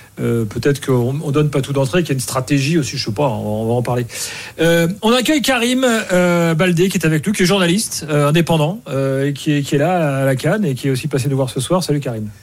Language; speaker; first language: French; native; French